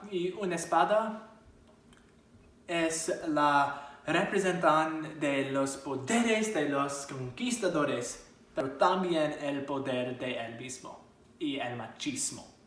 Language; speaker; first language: Spanish; non-native, learner; English